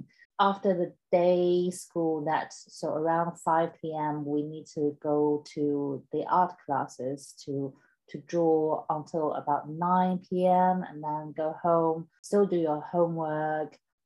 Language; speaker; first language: English; non-native, fluent; Chinese